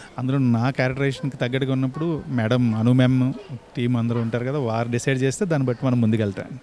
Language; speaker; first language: Telugu; native; Telugu